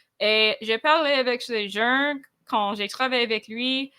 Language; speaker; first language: French; non-native, fluent; English